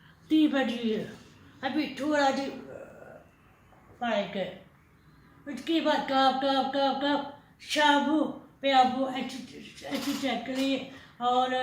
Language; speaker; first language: Hindi; non-native, learner; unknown